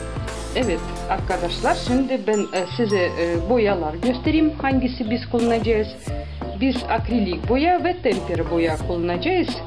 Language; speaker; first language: Turkish; non-native, learner; Russian